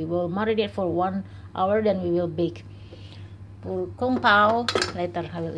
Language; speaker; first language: English; non-native, learner; Indonesian